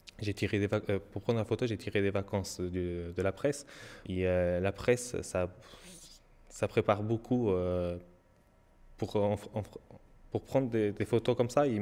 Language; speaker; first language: French; non-native, learner; Portuguese